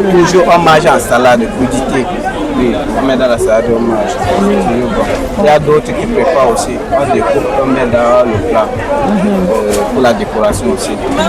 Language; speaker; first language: French; non-native, local second language; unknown